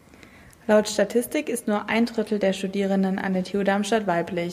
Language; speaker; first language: German; native; German